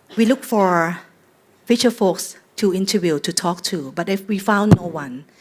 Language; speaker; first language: English; non-native, fluent; Thai